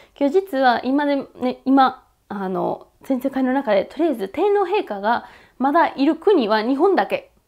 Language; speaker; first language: Japanese; non-native, fluent; Spanish